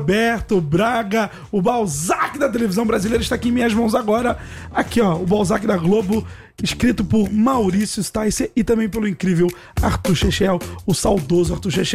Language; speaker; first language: Portuguese; native; Portuguese